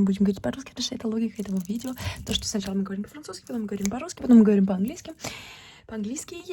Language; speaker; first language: Russian; early bilingual, heritage; Russian